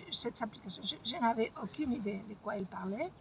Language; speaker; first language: French; non-native, fluent; Spanish